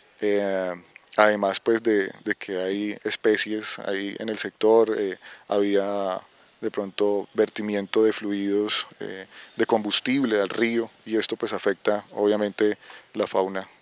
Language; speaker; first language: Spanish; native; Spanish